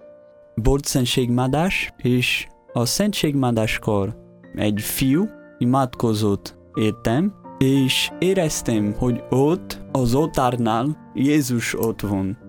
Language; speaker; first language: Hungarian; non-native, fluent; Portuguese